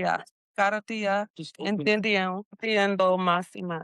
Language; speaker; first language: Spanish; non-native, learner; English